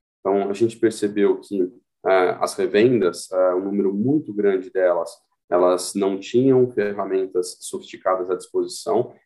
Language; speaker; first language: Portuguese; native; Portuguese